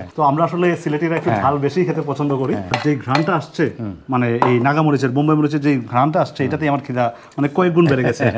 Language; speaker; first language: Bangla; native; Bangla